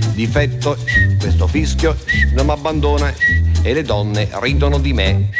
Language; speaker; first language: Italian; native; Italian